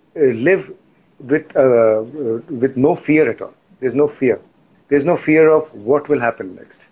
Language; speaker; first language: English; non-native, local second language; Hindi